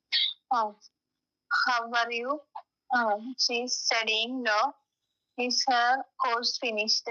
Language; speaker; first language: English; non-native, learner; Malayalam